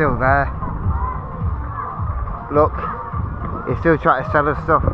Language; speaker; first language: English; native; English